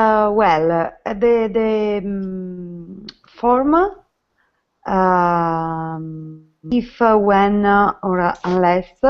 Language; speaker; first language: English; non-native, learner; Italian